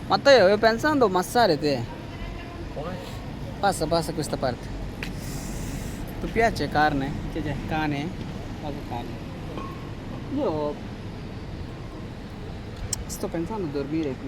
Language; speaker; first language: Italian; non-native, learner; Telugu